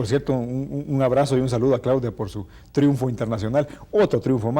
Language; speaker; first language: Spanish; native; Spanish